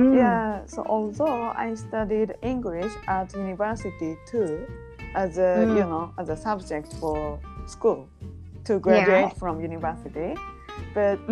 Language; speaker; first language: English; non-native, learner; Japanese